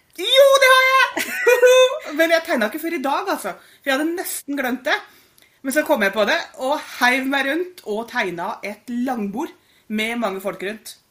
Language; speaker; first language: Norwegian; native; Norwegian